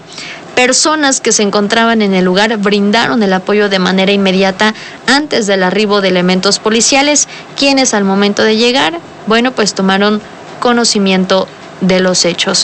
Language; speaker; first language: Spanish; native; Spanish